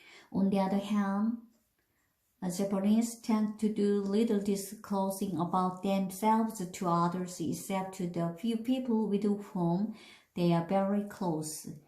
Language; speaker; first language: English; non-native, fluent; Korean